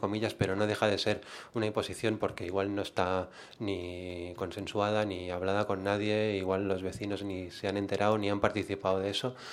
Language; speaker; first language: Spanish; non-native, local second language; Catalan